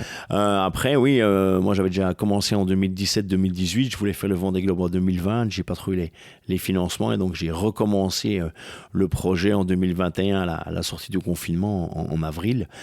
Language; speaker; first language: French; native; French